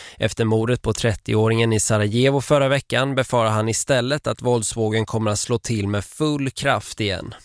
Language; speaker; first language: Swedish; native; Swedish